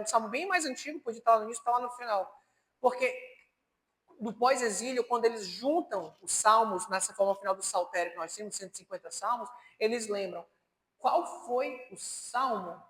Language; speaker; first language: Portuguese; native; Portuguese